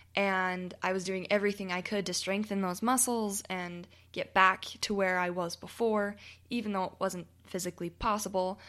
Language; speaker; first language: English; native; English